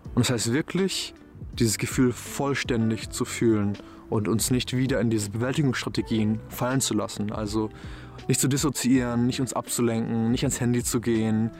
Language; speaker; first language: German; native; German